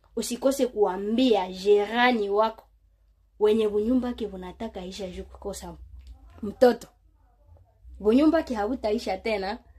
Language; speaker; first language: Swahili; native; Swahili